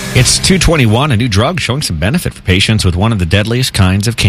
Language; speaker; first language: English; native; English